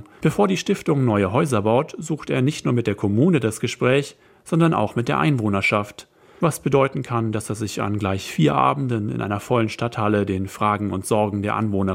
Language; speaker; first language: German; native; German